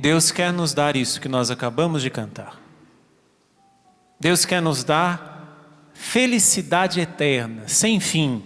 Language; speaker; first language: Portuguese; native; Portuguese